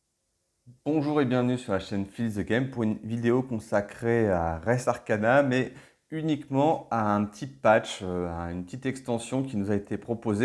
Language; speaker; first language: French; native; French